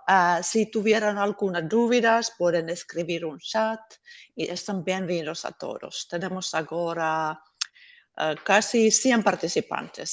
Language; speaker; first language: Portuguese; non-native, fluent; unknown